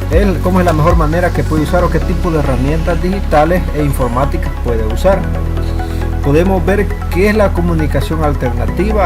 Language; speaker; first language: Spanish; native; Spanish